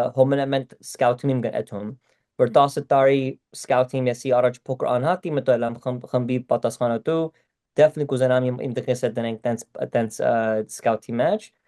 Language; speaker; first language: Armenian; early bilingual, heritage; Armenian